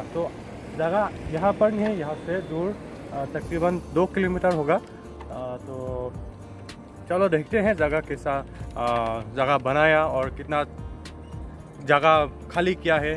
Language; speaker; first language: Hindi; non-native, local second language; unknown